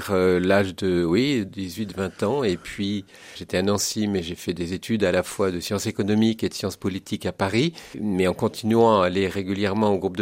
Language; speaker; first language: French; native; French